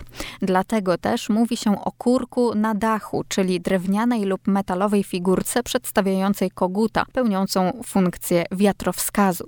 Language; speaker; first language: Polish; native; Polish